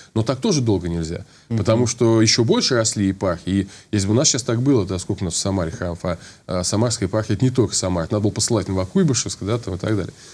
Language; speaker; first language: Russian; native; Russian